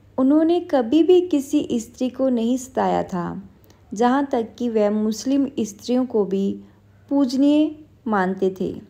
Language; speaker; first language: Hindi; non-native, local second language; Punjabi